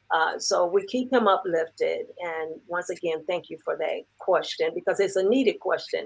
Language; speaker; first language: English; native; English